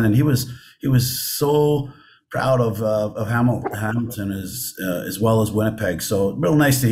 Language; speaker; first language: English; native; English